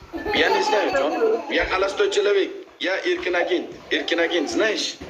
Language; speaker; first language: Russian; non-native, learner; Uzbek